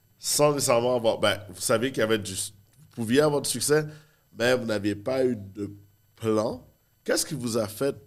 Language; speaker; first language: French; native; French